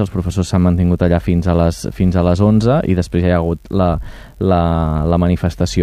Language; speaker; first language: Catalan; native; Catalan